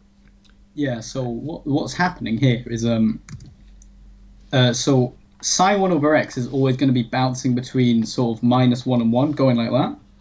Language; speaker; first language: English; native; English